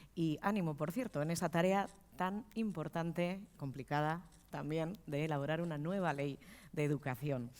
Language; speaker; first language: Spanish; native; Spanish